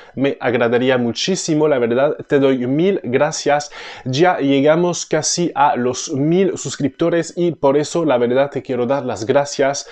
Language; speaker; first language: Spanish; non-native, fluent; French